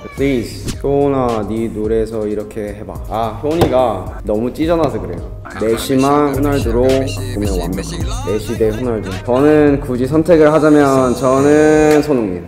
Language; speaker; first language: Korean; early bilingual, heritage; Korean